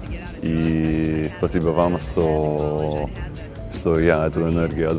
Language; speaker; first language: Russian; non-native, fluent; Polish